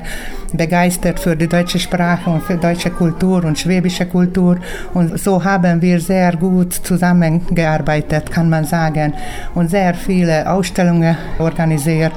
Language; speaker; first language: German; early bilingual, heritage; German